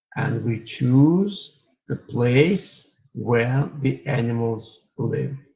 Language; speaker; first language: English; non-native, fluent; Russian